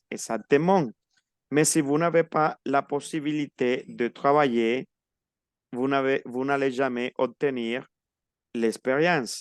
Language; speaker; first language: French; non-native, fluent; Spanish